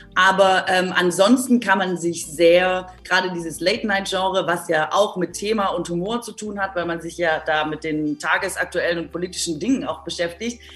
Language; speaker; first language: German; native; German